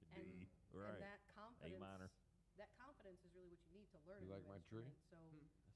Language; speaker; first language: English; native; English